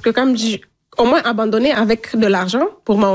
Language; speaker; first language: French; non-native, local second language; Fula